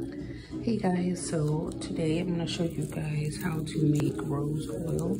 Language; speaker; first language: English; native; English